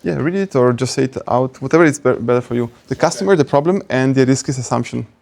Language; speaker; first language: English; non-native, fluent; Italian